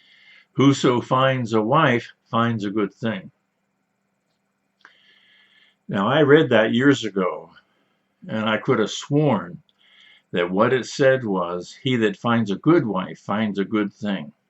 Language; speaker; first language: English; native; English